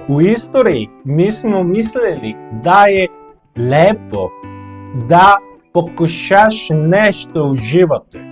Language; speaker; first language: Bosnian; non-native, learner; Korean